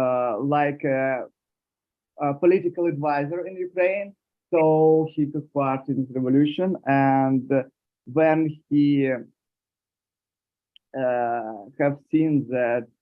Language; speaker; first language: English; non-native, learner; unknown